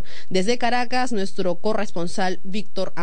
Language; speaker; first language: Spanish; native; Spanish